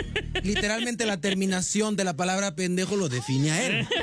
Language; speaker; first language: Spanish; native; Spanish